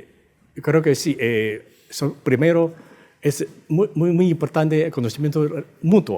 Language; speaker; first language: Spanish; non-native, fluent; Chinese